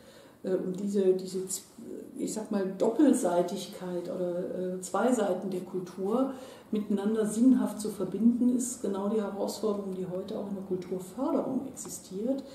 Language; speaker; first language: German; native; German